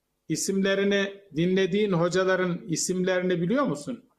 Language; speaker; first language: Turkish; native; Turkish